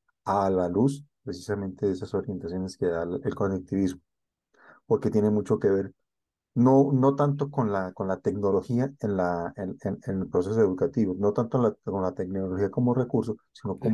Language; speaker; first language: Spanish; native; Spanish